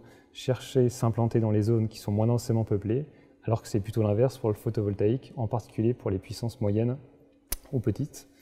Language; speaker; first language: French; native; French